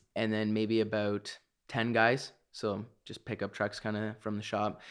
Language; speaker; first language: English; native; English